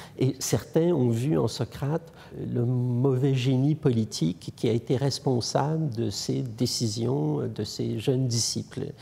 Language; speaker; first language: French; native; French